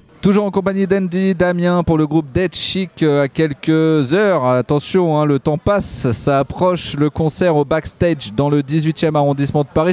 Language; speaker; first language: French; native; French